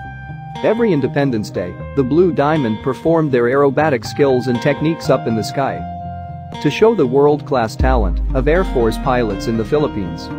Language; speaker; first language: English; non-native, local second language; Filipino